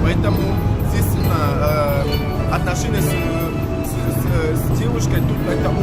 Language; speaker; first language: Russian; non-native, fluent; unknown